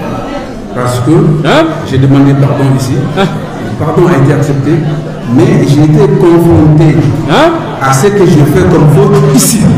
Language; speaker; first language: French; non-native, local second language; Soninke